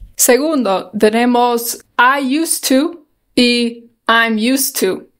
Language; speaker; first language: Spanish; non-native, fluent; English